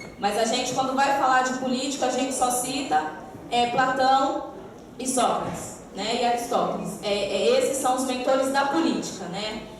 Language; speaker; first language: Portuguese; native; Portuguese